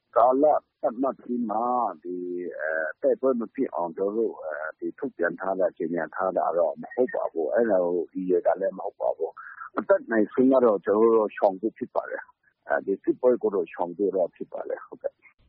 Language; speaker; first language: Burmese; non-native, local second language; Kachin